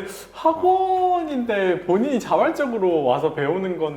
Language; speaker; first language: Korean; native; Korean